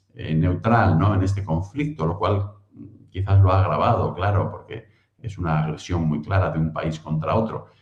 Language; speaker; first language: Spanish; native; Spanish